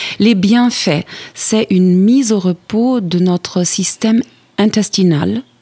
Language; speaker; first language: French; non-native, fluent; German